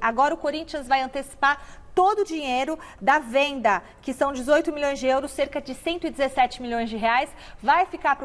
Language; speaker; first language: Portuguese; native; Portuguese